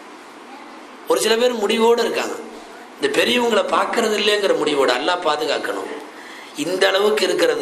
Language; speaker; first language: Tamil; native; Tamil